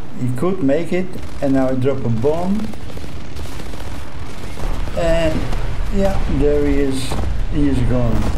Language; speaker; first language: English; non-native, fluent; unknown